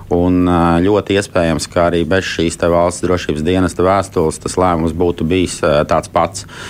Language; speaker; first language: Latvian; native; Latvian